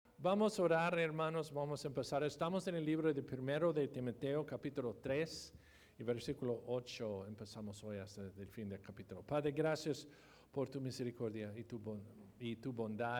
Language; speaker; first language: Spanish; non-native, fluent; English